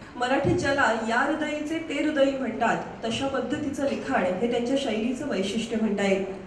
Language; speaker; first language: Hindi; non-native, local second language; Marathi